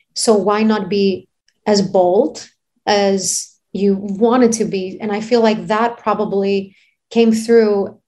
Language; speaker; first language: English; non-native, fluent; Greek